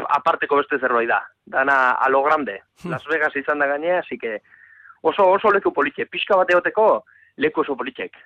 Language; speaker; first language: Basque; native; Basque